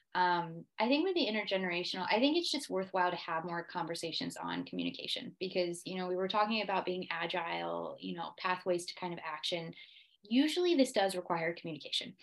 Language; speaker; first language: English; native; English